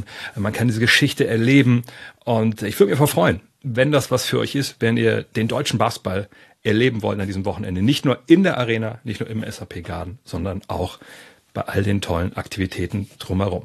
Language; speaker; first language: German; native; German